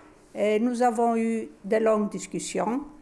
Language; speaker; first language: French; non-native, fluent; Greek